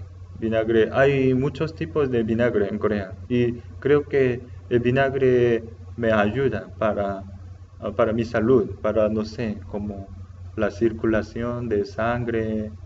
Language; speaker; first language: Spanish; non-native, learner; Korean